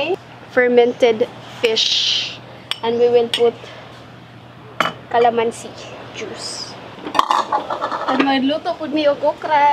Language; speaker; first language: English; non-native, learner; Cebuano